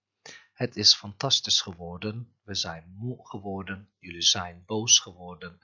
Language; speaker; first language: Dutch; non-native, fluent; Turkish